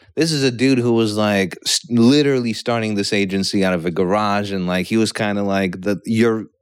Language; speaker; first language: English; early bilingual, other home language; Polish